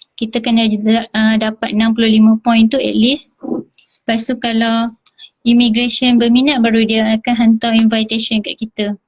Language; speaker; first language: Malay; native; Malay